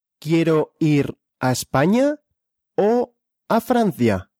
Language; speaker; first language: Spanish; non-native, fluent; Russian